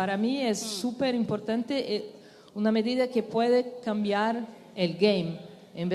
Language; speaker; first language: Spanish; non-native, learner; Portuguese